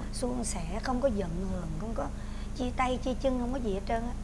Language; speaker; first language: Vietnamese; native; Vietnamese